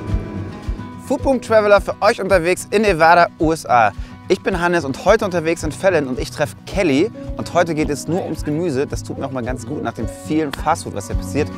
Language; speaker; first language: German; native; German